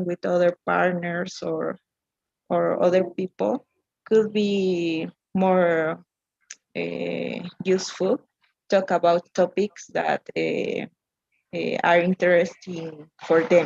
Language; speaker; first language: English; non-native, learner; Spanish